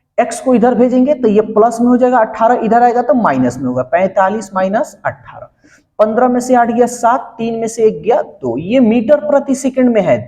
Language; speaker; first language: Hindi; native; Hindi